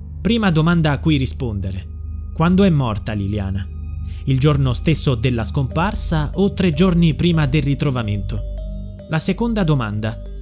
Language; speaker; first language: Italian; native; Italian